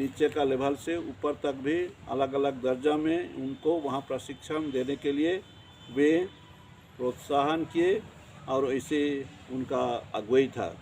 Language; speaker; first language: Hindi; non-native, local second language; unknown